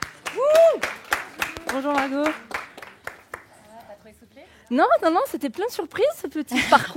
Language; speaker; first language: French; native; French